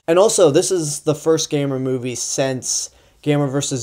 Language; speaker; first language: English; native; English